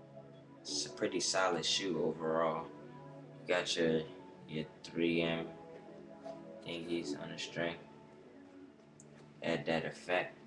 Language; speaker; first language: English; native; English